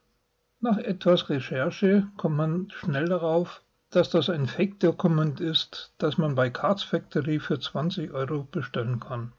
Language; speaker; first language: German; native; German